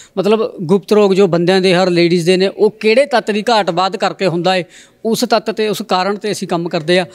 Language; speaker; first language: Punjabi; native; Punjabi